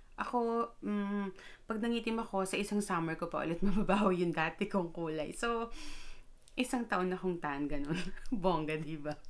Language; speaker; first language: Filipino; native; Filipino